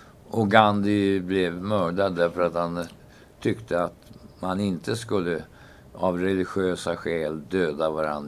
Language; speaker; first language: Swedish; native; Swedish